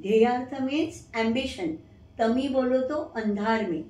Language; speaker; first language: Hindi; non-native, local second language; Marathi